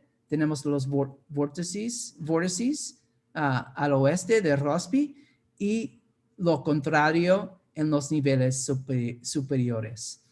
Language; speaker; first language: Spanish; non-native, fluent; English